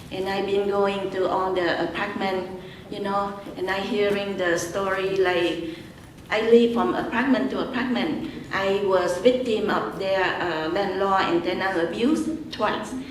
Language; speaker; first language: English; non-native, learner; Vietnamese